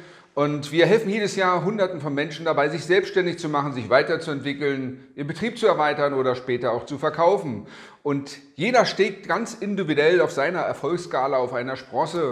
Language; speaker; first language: German; native; German